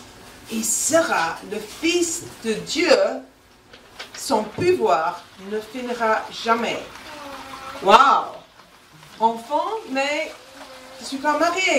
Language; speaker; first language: French; non-native, fluent; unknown